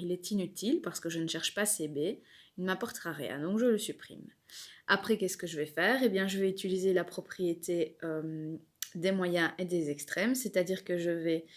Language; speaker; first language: French; native; French